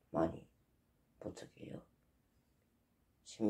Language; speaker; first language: Korean; non-native, learner; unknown